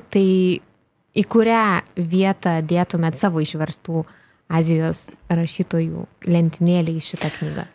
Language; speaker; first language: Lithuanian; native; Lithuanian